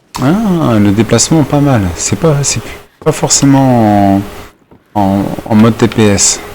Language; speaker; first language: French; native; French